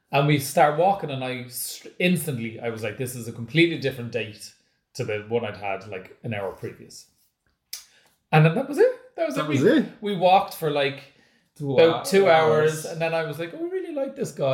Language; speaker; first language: English; native; English